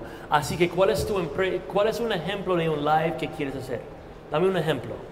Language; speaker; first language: Spanish; non-native, fluent; English